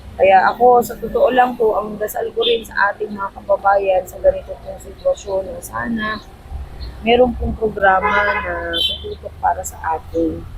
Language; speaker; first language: Filipino; native; Filipino